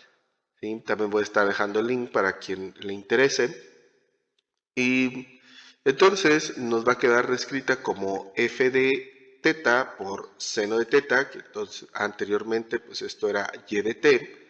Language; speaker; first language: Spanish; native; Spanish